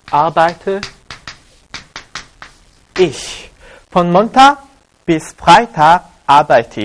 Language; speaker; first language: German; non-native, fluent; Korean